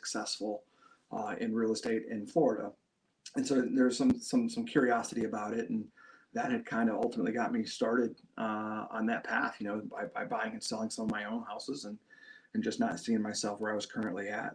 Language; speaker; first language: English; native; English